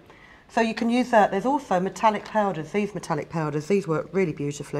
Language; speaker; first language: English; native; English